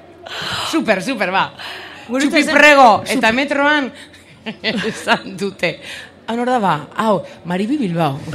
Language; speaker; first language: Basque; non-native, local second language; Spanish